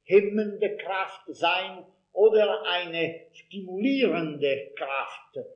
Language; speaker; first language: German; non-native, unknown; Italian